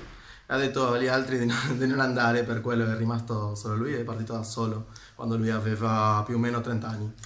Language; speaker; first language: Italian; non-native, fluent; Spanish